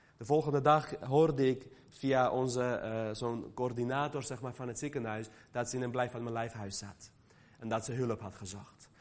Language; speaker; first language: Dutch; early bilingual, other home language; Armenian